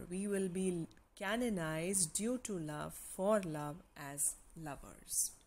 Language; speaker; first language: English; non-native, local second language; Punjabi